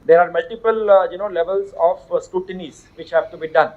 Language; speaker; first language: English; non-native, local second language; Telugu